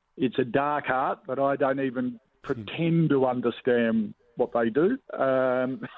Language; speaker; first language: English; native; English